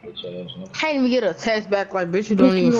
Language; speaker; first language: English; native; English